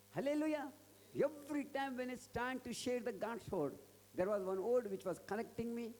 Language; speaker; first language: English; non-native, local second language; Telugu